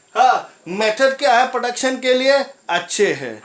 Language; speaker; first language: Hindi; non-native, local second language; Assamese